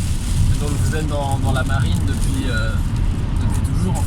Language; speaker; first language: French; native; French